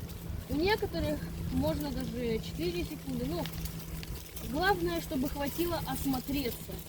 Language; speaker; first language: Russian; early bilingual, other home language; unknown